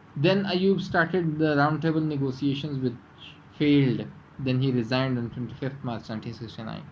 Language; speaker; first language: English; non-native, local second language; Urdu